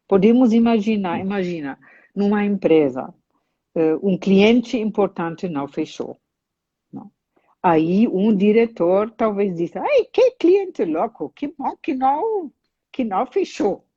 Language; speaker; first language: Portuguese; non-native, fluent; German